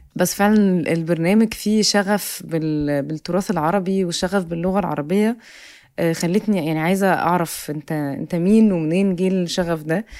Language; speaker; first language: Arabic; native; Arabic